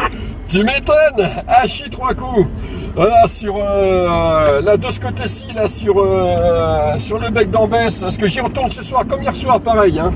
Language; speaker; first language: French; native; French